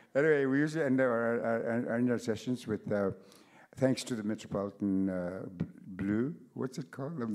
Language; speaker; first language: English; non-native, local second language; Cree